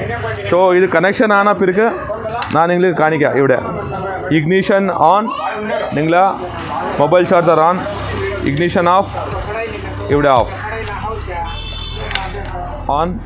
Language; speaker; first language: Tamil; non-native, learner; Malayalam